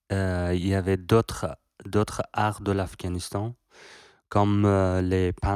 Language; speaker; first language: French; non-native, learner; Persian